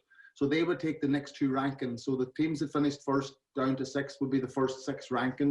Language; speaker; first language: English; native; English